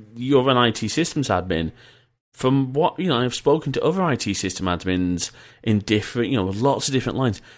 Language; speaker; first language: English; native; English